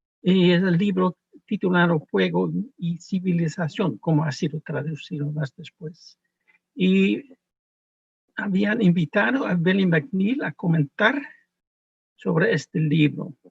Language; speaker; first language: Spanish; non-native, fluent; Dutch